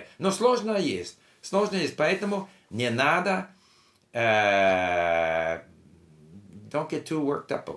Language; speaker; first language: Russian; non-native, learner; English